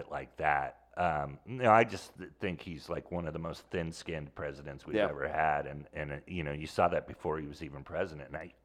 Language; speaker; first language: English; native; English